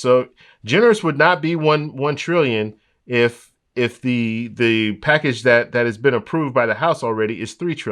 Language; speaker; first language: English; native; English